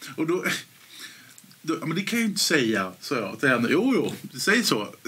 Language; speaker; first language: Swedish; native; Swedish